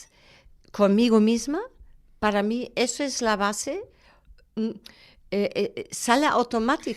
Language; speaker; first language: Spanish; non-native, fluent; German